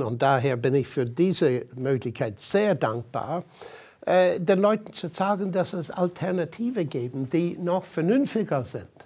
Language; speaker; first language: German; non-native, fluent; English